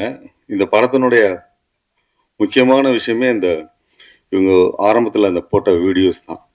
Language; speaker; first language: Tamil; native; Tamil